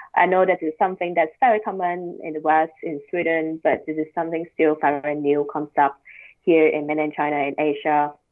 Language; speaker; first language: English; non-native, local second language; Cantonese